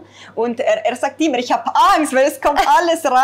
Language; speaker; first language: German; non-native, fluent; Italian